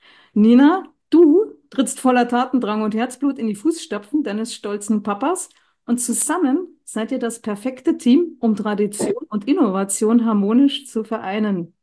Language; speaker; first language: German; native; German